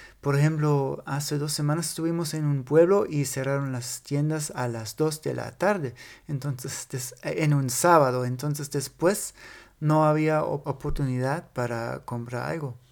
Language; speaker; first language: Spanish; non-native, fluent; German